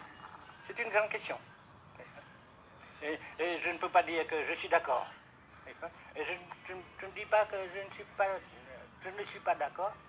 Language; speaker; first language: French; non-native, local second language; Vietnamese